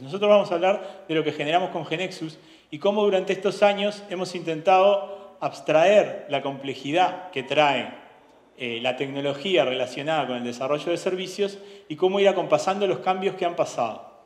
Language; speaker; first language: Spanish; native; Spanish